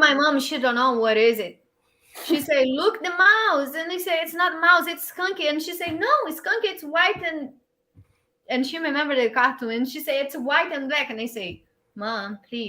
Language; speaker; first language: English; non-native, learner; Portuguese